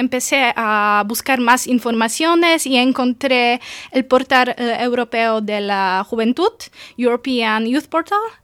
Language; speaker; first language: Spanish; non-native, fluent; Polish